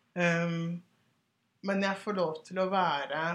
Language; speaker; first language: Norwegian; early bilingual, other home language; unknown